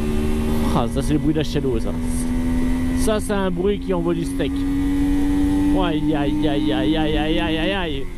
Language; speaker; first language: French; native; French